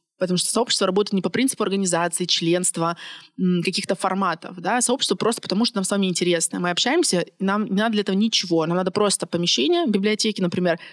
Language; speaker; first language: Russian; native; Russian